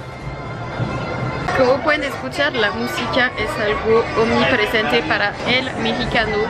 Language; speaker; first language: Spanish; non-native, fluent; French